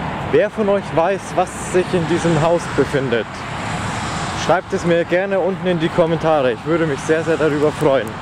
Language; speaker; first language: German; native; German